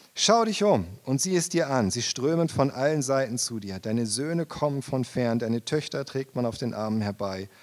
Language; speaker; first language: German; native; German